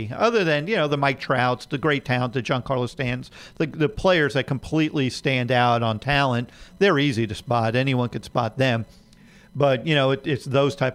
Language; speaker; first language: English; native; English